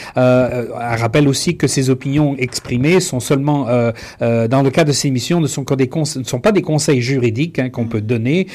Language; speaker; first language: French; native; French